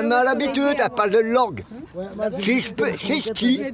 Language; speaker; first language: French; native; French